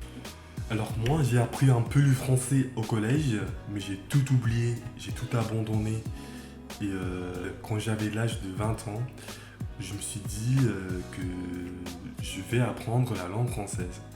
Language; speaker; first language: French; non-native, fluent; English